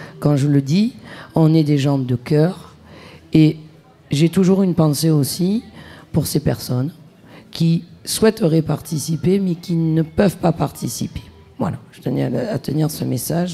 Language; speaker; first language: French; native; French